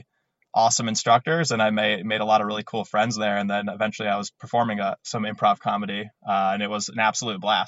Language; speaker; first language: English; native; English